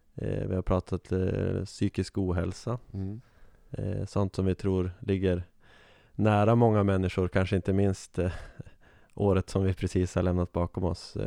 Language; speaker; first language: Swedish; native; Swedish